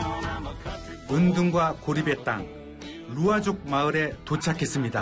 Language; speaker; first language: Korean; native; Korean